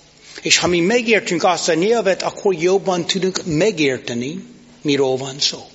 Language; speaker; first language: Hungarian; non-native, fluent; English